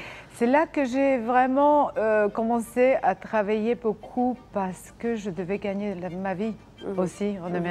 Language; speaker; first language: French; non-native, fluent; Serbian